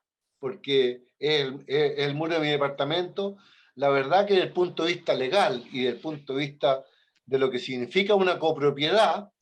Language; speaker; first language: Spanish; native; Spanish